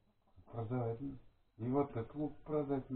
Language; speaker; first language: Russian; native; Russian